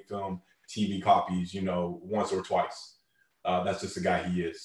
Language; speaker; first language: English; native; English